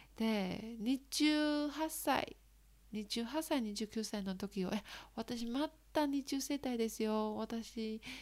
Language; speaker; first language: Japanese; non-native, learner; Chinese